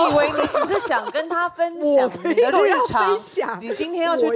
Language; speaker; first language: Chinese; native; Chinese